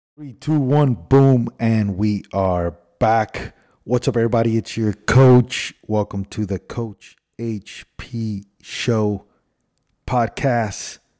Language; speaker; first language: English; early bilingual, other home language; Spanish